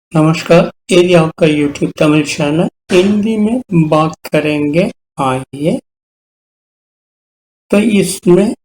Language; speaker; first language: Hindi; non-native, learner; Tamil